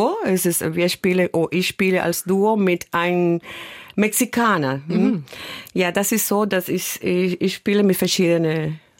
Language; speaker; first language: German; non-native, learner; Spanish